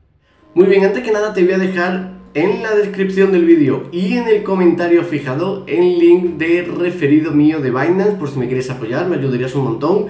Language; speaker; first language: Spanish; native; Spanish